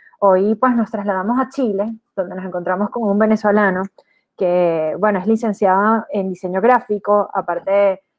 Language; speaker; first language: Spanish; native; Spanish